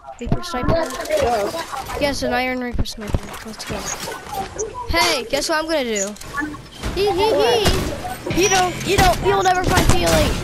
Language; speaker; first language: English; native; English